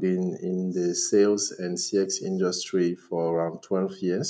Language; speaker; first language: English; non-native, local second language; French